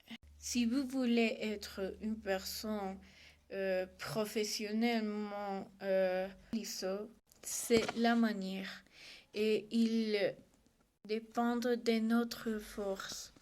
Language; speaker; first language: French; non-native, learner; Spanish